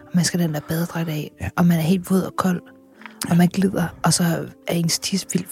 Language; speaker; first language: Danish; native; Danish